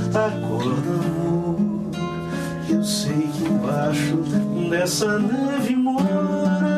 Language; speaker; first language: Portuguese; native; Portuguese